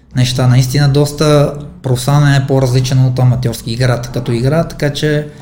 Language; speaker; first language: Bulgarian; non-native, fluent; Armenian